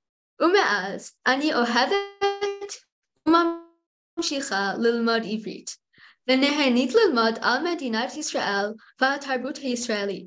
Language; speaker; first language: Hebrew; non-native, fluent; English